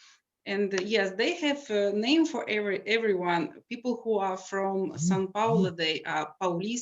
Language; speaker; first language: English; non-native, learner; Russian